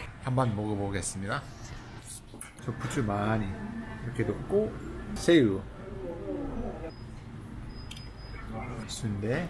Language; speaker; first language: Korean; non-native, fluent; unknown